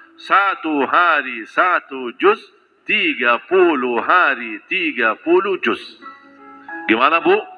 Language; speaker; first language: Malay; non-native, fluent; Arabic